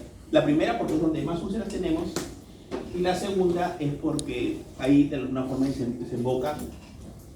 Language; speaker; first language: Spanish; native; Spanish